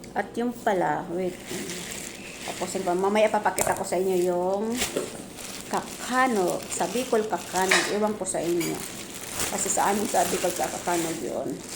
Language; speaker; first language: Filipino; non-native, local second language; Bikol